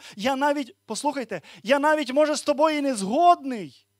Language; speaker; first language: Ukrainian; native; Ukrainian